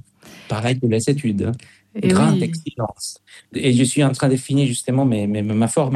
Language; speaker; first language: French; non-native, fluent; Spanish